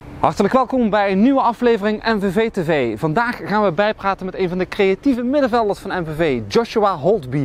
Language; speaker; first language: Dutch; native; Dutch